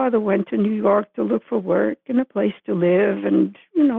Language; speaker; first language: English; early bilingual, other home language; Spanish